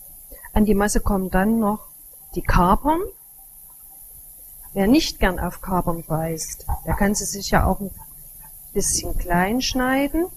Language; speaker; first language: German; native; German